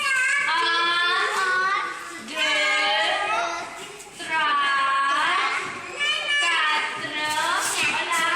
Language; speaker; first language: French; non-native, learner; English